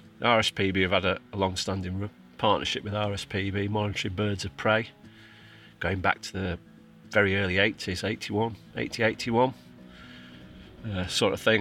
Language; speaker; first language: English; native; English